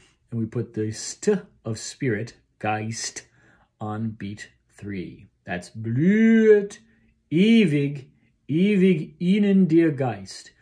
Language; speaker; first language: English; native; English